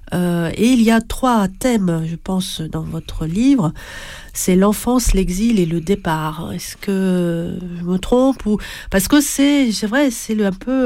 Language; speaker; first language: French; native; French